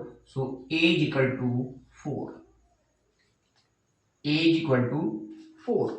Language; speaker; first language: English; non-native, local second language; Hindi